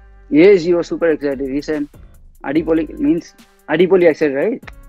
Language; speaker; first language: English; non-native, local second language; Tamil